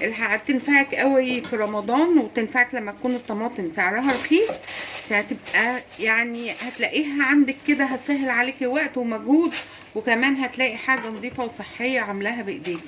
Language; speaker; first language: Arabic; native; Arabic